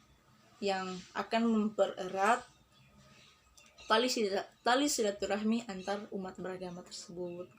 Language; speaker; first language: Indonesian; native; Indonesian